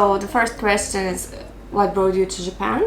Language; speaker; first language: English; non-native, fluent; Russian